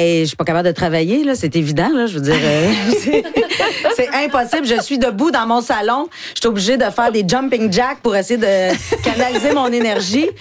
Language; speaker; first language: French; native; French